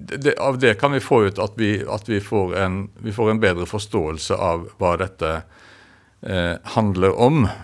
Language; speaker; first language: Norwegian; native; Norwegian